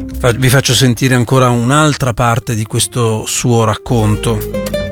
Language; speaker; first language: Italian; native; Italian